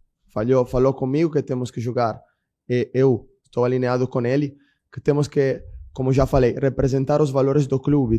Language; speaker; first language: Portuguese; non-native, fluent; Italian